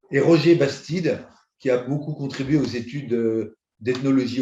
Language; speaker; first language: French; native; French